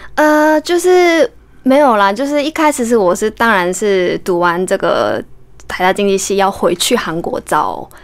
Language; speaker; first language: Chinese; non-native, fluent; Korean